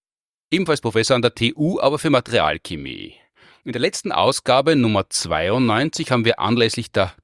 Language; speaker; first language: German; native; German